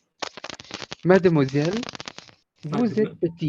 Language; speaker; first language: French; non-native, learner; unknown